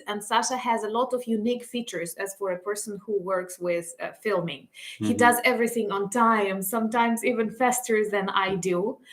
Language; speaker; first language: English; non-native, fluent; Ukrainian